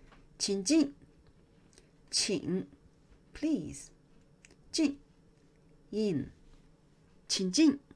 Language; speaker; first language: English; non-native, fluent; Chinese